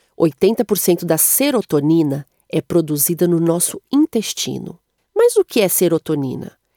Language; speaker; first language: Portuguese; native; Portuguese